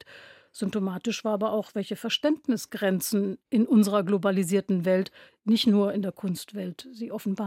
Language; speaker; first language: German; native; German